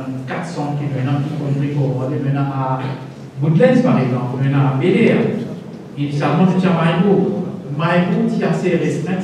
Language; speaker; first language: French; non-native, local second language; Morisyen